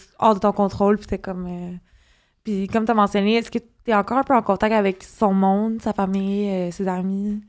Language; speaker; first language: French; native; French